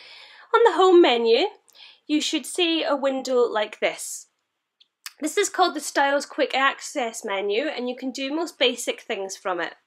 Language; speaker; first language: English; native; English